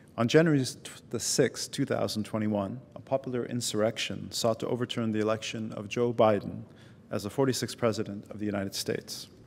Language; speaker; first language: English; native; English